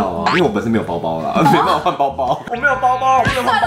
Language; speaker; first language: Chinese; native; Chinese